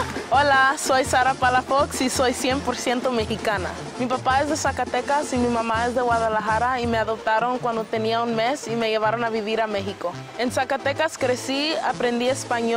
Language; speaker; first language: Spanish; early bilingual, heritage; Spanish